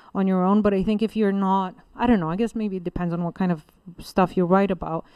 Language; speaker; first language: English; non-native, fluent; Bulgarian